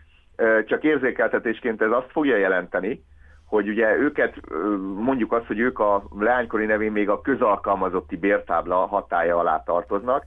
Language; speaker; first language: Hungarian; native; Hungarian